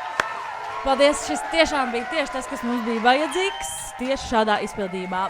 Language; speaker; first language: Latvian; native; Latvian